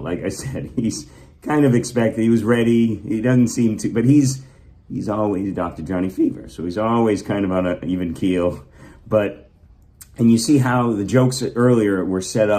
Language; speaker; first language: English; native; English